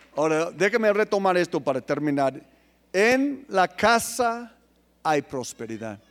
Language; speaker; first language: Spanish; non-native, fluent; English